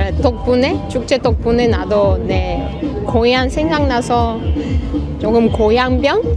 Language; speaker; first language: Korean; non-native, learner; Russian